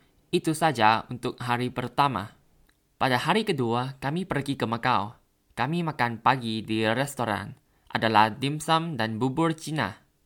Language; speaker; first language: Indonesian; non-native, learner; Thai